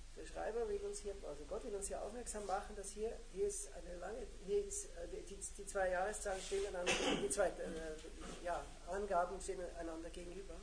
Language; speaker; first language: German; native; German